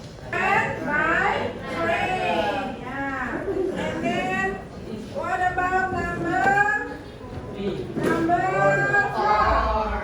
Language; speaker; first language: English; non-native, fluent; Indonesian